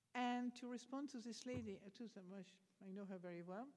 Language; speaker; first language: English; non-native, fluent; French